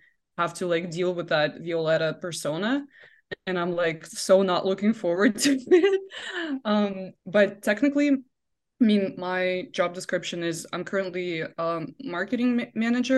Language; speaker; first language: English; non-native, fluent; Russian